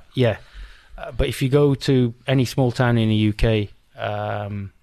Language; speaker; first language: English; native; English